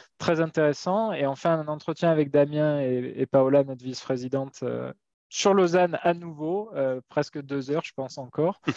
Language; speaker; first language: French; native; French